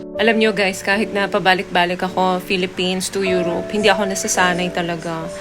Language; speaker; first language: Filipino; non-native, local second language; Cebuano